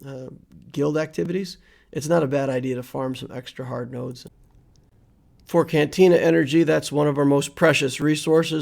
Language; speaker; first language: English; native; English